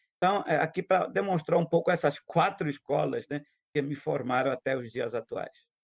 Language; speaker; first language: Portuguese; non-native, local second language; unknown